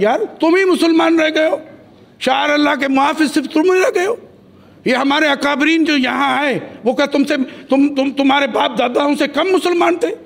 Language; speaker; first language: Urdu; non-native, local second language; Sindhi